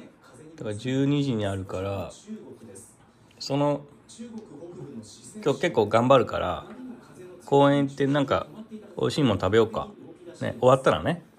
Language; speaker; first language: Japanese; native; Japanese